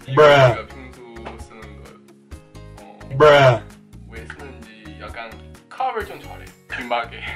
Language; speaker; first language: Korean; early bilingual, heritage; English